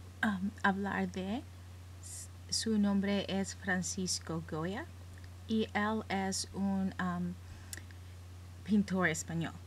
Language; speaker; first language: Spanish; early bilingual, heritage; English